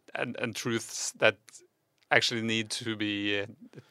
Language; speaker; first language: English; non-native, fluent; Norwegian